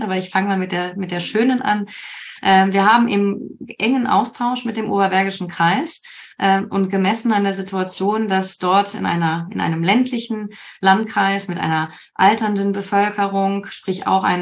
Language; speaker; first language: German; native; German